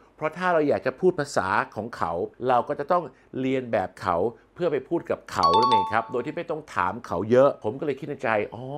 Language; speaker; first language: Thai; non-native, local second language; English